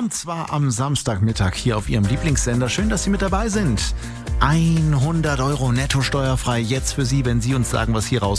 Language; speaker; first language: German; native; German